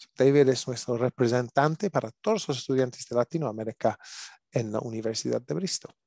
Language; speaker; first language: Spanish; non-native, learner; English